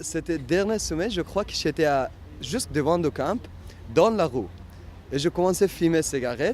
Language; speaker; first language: French; non-native, learner; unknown